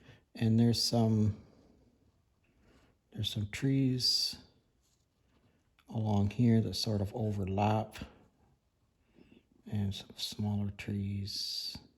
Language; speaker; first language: English; native; English